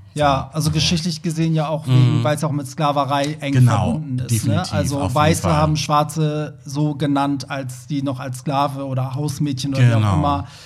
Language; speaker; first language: German; native; German